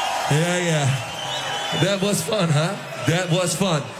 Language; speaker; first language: English; non-native, fluent; Dutch